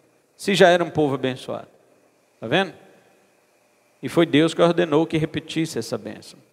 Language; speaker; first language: Portuguese; native; Portuguese